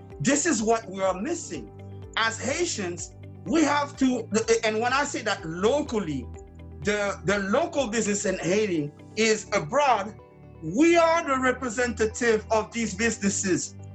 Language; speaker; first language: English; early bilingual, other home language; French